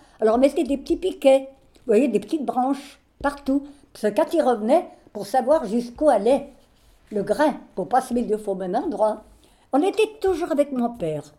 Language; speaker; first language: French; native; French